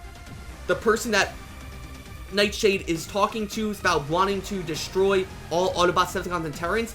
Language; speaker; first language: English; native; English